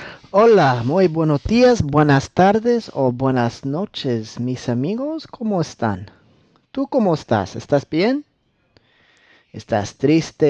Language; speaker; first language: Spanish; non-native, fluent; English